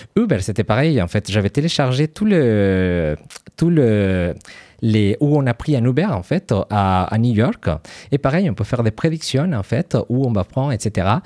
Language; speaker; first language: French; non-native, fluent; Spanish